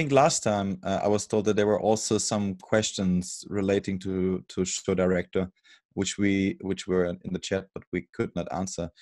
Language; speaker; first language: English; non-native, fluent; German